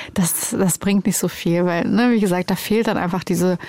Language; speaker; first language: German; early bilingual, other home language; Romanian